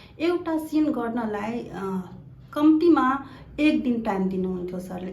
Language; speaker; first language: Nepali; non-native, local second language; Maithili